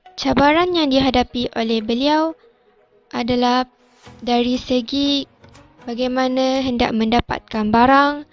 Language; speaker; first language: Malay; native; Malay